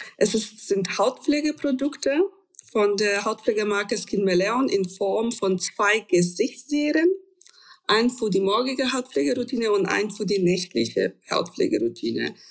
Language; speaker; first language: German; non-native, fluent; Polish